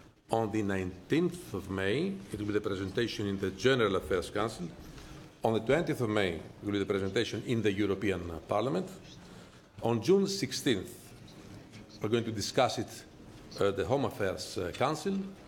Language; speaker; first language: English; non-native, fluent; Greek